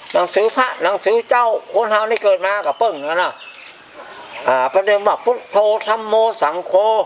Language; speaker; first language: Thai; native; Thai